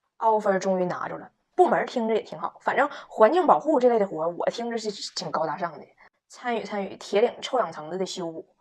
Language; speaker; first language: Chinese; native; Chinese